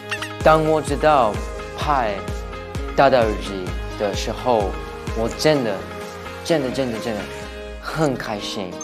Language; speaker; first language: Chinese; non-native, learner; English